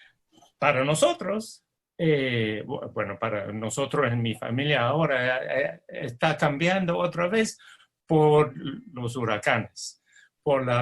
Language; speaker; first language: Spanish; non-native, fluent; English